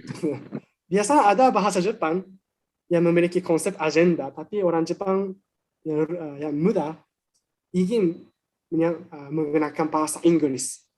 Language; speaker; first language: Indonesian; non-native, fluent; Japanese